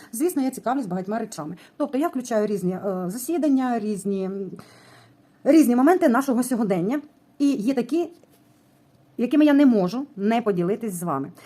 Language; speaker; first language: Ukrainian; native; Ukrainian